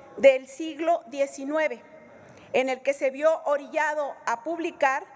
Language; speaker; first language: Spanish; native; Spanish